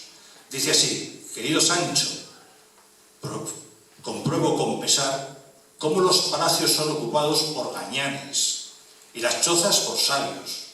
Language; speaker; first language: Spanish; native; Spanish